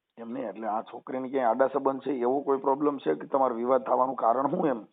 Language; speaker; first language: Gujarati; native; Gujarati